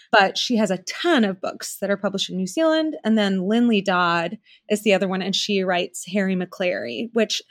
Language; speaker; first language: English; native; English